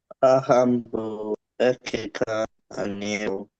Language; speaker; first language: Igbo; non-native, learner; English